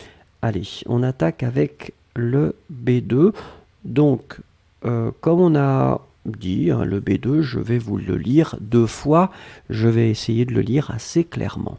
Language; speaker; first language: French; native; French